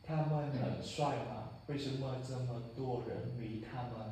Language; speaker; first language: Chinese; non-native, learner; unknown